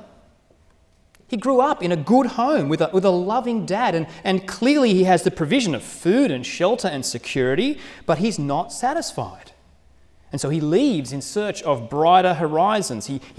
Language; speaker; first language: English; native; English